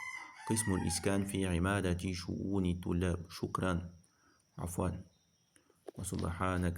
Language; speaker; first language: Arabic; non-native, fluent; French